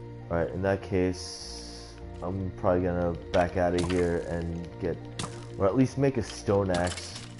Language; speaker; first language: English; early bilingual, other home language; Chinese